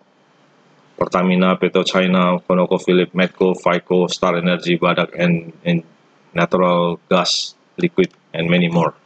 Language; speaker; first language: English; non-native, fluent; Indonesian